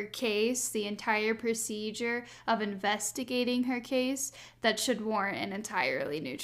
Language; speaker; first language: English; native; English